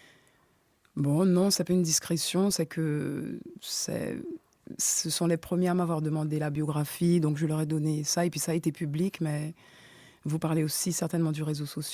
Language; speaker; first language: French; native; French